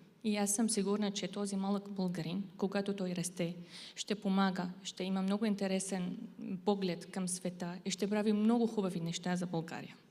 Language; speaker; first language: Bulgarian; non-native, fluent; Arabic